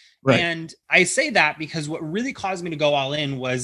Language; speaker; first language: English; native; English